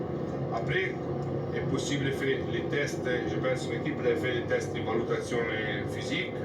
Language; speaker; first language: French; non-native, learner; Italian